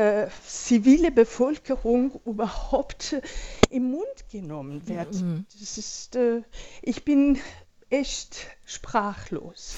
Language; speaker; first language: German; non-native, fluent; Persian